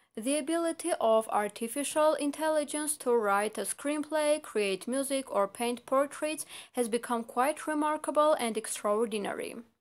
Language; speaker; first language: English; non-native, fluent; Armenian